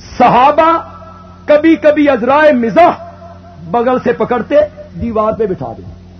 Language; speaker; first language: Urdu; non-native, local second language; Punjabi